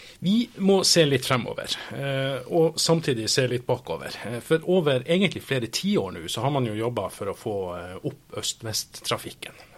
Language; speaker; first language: Norwegian; native; Norwegian